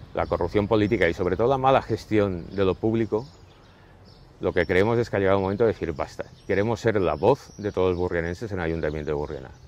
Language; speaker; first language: Spanish; native; Spanish